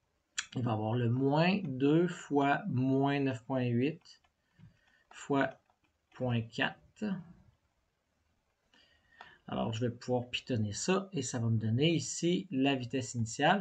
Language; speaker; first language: French; native; French